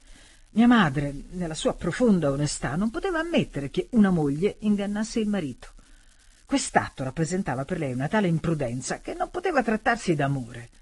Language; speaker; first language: Italian; native; Italian